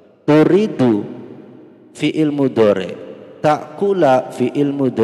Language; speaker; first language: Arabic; non-native, fluent; Indonesian